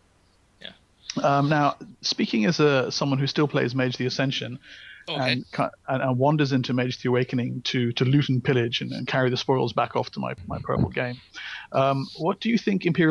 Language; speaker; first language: English; native; English